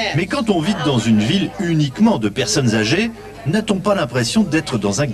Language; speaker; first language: French; native; French